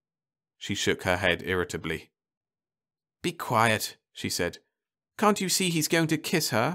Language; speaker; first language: English; native; English